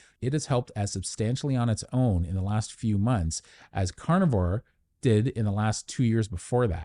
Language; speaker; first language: English; native; English